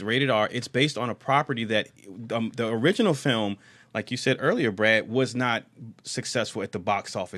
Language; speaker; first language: English; native; English